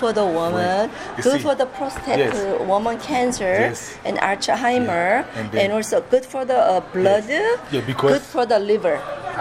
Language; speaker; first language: English; non-native, learner; Korean